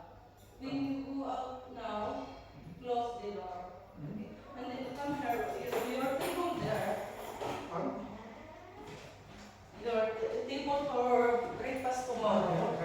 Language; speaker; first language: English; non-native, local second language; Filipino